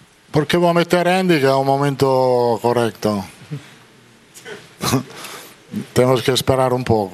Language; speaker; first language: Portuguese; non-native, fluent; Italian